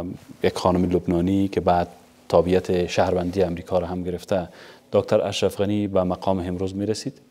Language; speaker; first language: Persian; native; Persian